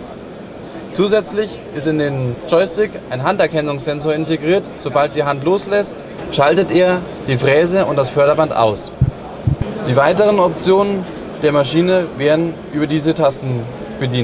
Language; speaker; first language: German; native; German